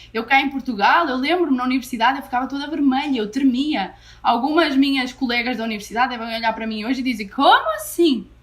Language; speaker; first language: Portuguese; native; Portuguese